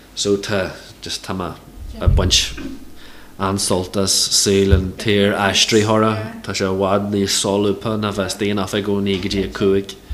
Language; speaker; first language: Irish; non-native, local second language; English